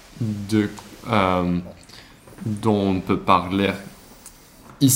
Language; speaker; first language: French; non-native, learner; Swedish